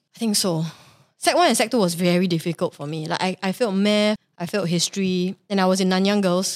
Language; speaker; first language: English; non-native, local second language; Chinese